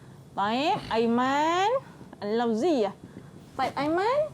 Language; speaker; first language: Arabic; non-native, fluent; Malay